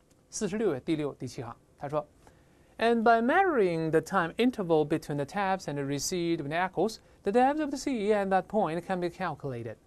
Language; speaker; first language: English; non-native, fluent; Chinese